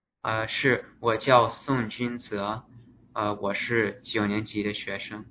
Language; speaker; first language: Chinese; early bilingual, heritage; Chinese